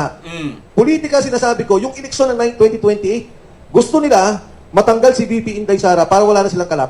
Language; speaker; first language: Filipino; native; Filipino